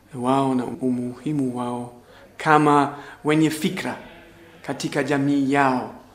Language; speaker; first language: Swahili; non-native, fluent; German